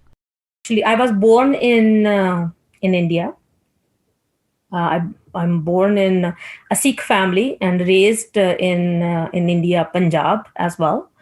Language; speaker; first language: English; non-native, local second language; Punjabi